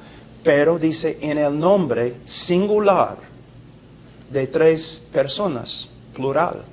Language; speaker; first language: Spanish; non-native, fluent; English